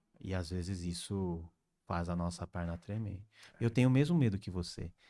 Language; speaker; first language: Portuguese; early bilingual, other home language; Korean